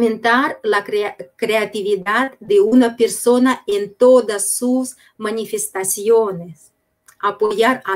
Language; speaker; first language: Spanish; non-native, fluent; Russian